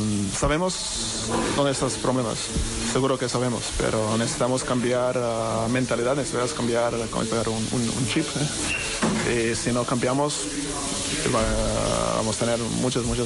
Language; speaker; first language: Spanish; non-native, learner; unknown